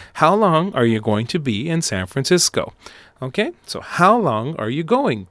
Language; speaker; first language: English; native; English